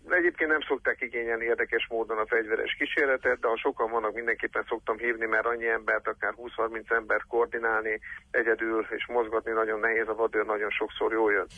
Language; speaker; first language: Hungarian; native; Hungarian